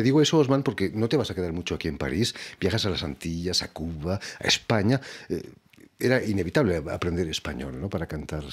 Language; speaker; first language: Spanish; native; Spanish